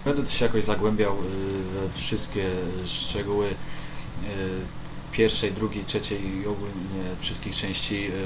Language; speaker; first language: Polish; native; Polish